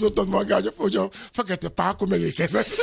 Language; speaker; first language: Hungarian; non-native, fluent; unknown